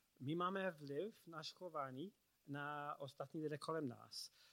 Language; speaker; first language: Czech; non-native, learner; English